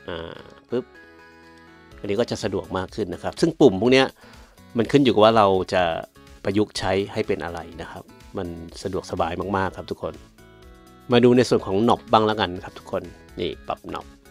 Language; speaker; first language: Thai; native; Thai